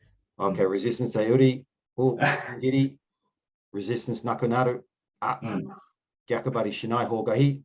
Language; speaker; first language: Japanese; non-native, learner; English